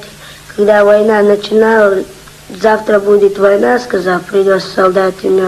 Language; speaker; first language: Russian; non-native, local second language; Chechen